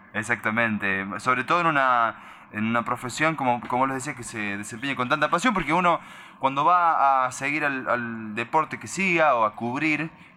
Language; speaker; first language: Spanish; native; Spanish